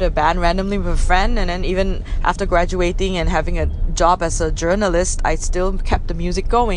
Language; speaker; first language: English; non-native, local second language; Min Nan Chinese